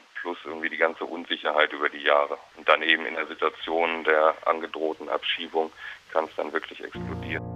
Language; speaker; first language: German; native; German